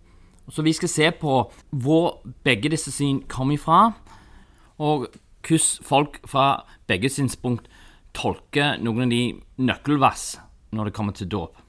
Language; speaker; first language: Norwegian; non-native, fluent; English